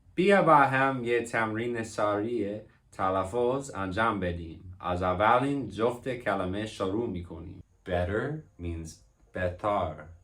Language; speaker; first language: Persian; non-native, learner; English